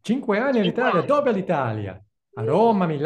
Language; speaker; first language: Italian; non-native, learner; English